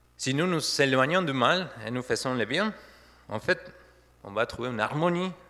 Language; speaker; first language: French; non-native, fluent; Spanish